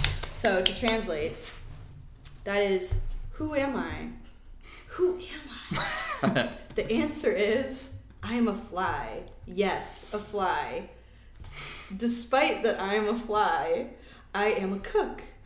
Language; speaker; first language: English; native; English